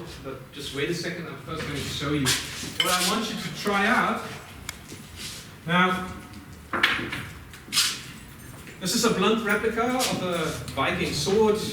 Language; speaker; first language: English; non-native, fluent; German